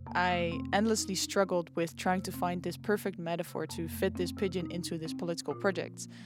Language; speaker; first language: English; non-native, fluent; Dutch